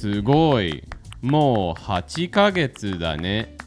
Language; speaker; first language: Japanese; non-native, fluent; English